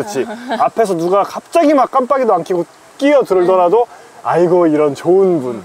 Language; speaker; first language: Korean; native; Korean